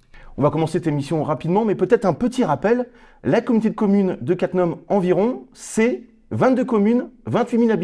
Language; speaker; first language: French; native; French